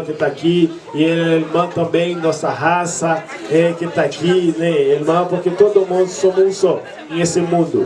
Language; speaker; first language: Portuguese; non-native, learner; Haitian Creole